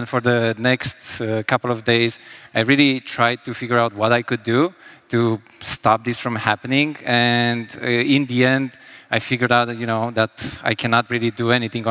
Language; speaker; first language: English; non-native, fluent; Romanian